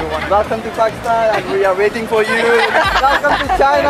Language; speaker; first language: English; non-native, learner; Urdu